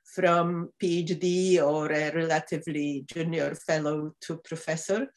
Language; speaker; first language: English; non-native, fluent; Polish